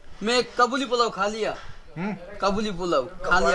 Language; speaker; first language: Hindi; non-native, learner; Bangla